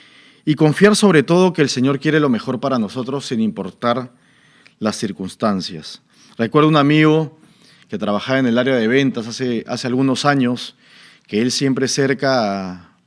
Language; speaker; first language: Spanish; native; Spanish